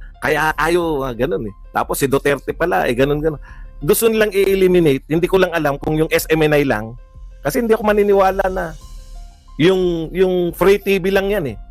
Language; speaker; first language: Filipino; native; Filipino